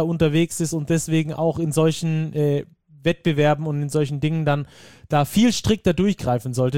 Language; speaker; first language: German; native; German